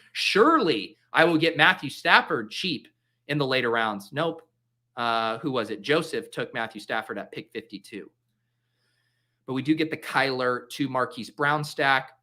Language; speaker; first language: English; native; English